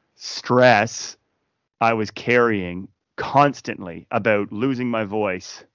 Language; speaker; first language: English; native; English